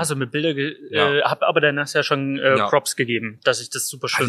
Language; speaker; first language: German; native; German